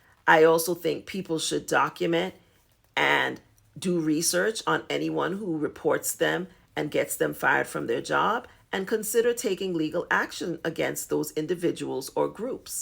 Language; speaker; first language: English; native; English